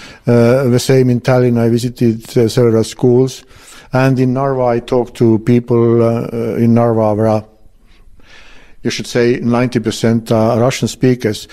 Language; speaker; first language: English; non-native, fluent; Estonian